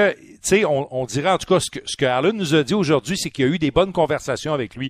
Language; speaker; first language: French; native; French